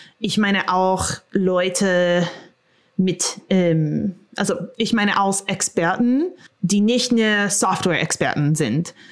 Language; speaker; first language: German; non-native, fluent; English